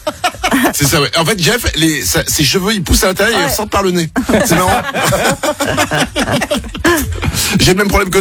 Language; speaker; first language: French; native; French